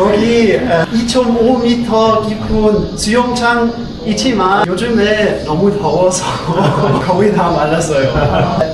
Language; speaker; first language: Korean; non-native, fluent; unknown